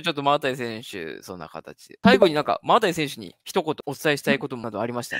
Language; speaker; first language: Japanese; native; Japanese